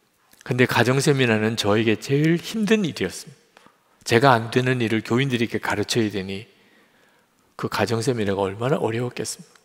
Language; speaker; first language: Korean; native; Korean